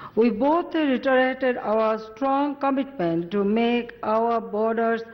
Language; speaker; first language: English; non-native, local second language; Bangla